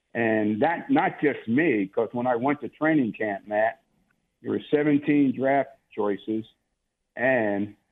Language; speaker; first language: English; native; English